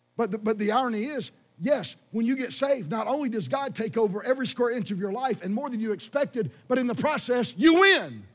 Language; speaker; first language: English; native; English